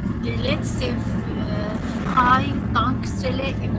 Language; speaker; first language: German; non-native, learner; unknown